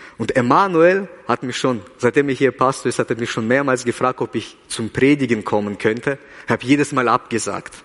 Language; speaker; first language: German; early bilingual, other home language; Russian